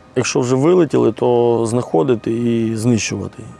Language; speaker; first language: Ukrainian; native; Ukrainian